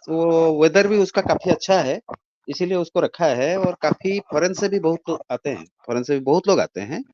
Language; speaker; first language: Hindi; native; Hindi